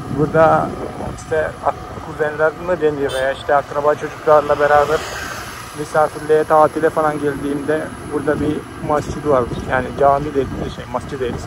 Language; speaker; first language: Turkish; non-native, fluent; Malayalam